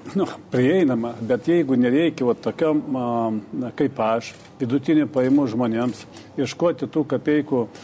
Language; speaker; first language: Lithuanian; non-native, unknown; Russian